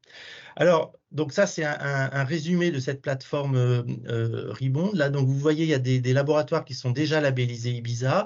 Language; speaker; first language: French; native; French